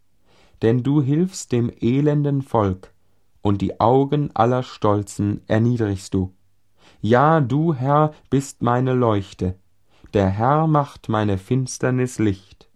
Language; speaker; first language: German; native; German